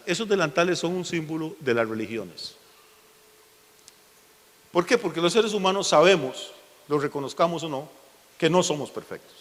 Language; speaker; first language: Spanish; native; Spanish